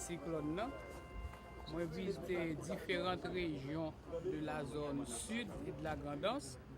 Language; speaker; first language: French; non-native, local second language; Haitian Creole